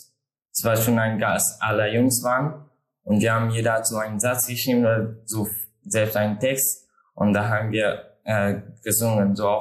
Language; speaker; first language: German; non-native, learner; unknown